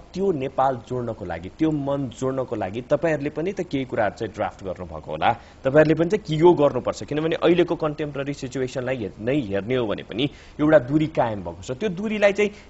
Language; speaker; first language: Nepali; native; Nepali